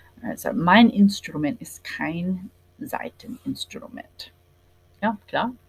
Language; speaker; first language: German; non-native, fluent; English